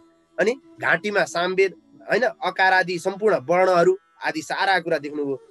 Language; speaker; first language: Nepali; native; Nepali